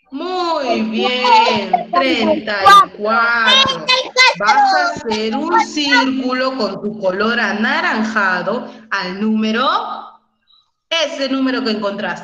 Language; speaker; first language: Spanish; native; Spanish